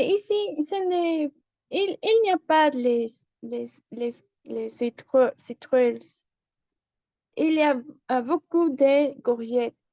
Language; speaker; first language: French; non-native, learner; Spanish